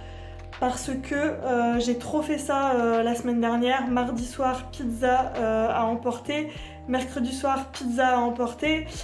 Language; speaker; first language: French; native; French